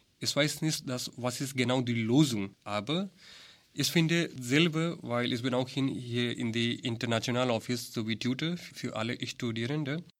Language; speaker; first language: German; non-native, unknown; Hindi